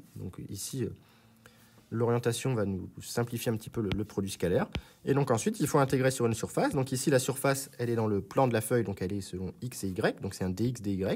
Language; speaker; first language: French; native; French